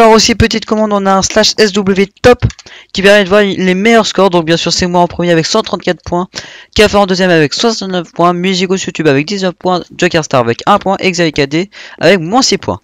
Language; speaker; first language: French; native; French